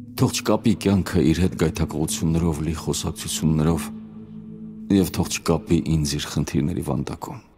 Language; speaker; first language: Armenian; native; Armenian